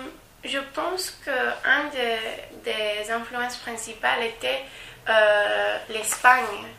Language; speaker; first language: French; non-native, learner; Spanish